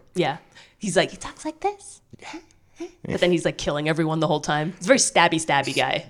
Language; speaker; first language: English; native; English